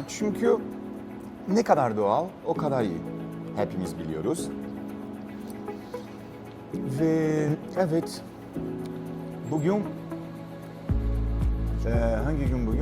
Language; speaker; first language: Turkish; non-native, learner; Portuguese